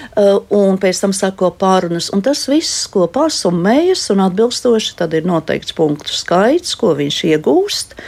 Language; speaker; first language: Latvian; native; Latvian